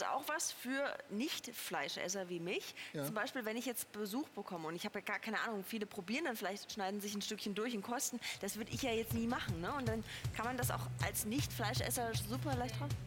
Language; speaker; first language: German; native; German